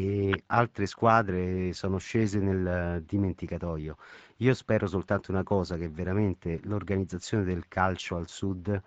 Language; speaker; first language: Italian; native; Italian